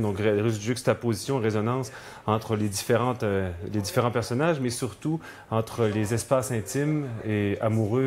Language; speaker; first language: French; native; French